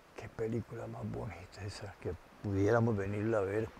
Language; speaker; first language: Spanish; native; Spanish